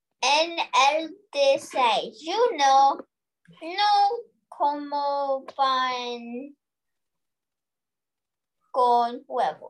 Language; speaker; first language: Spanish; non-native, learner; English